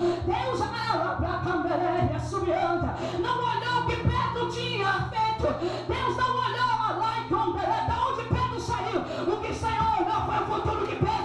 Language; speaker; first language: Portuguese; native; Portuguese